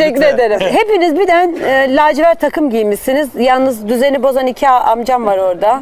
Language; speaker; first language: Turkish; native; Turkish